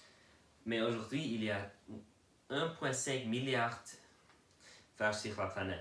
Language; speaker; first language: French; non-native, learner; English